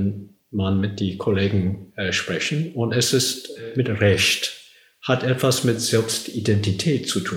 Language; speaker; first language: German; non-native, learner; English